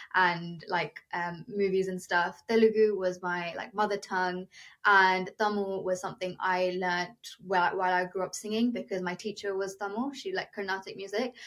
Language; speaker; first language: English; non-native, local second language; Telugu